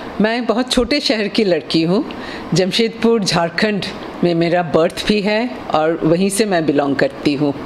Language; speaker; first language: Hindi; non-native, local second language; Bangla